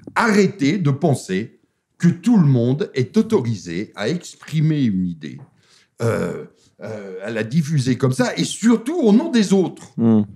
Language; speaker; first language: French; native; French